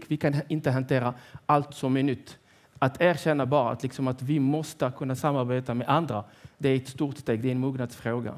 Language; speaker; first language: Swedish; non-native, fluent; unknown